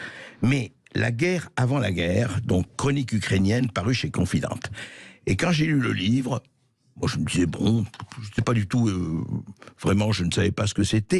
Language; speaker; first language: French; native; French